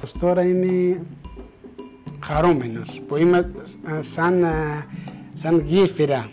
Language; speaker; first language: Greek; non-native, learner; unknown